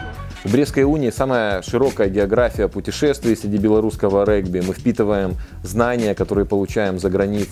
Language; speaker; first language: Russian; native; Russian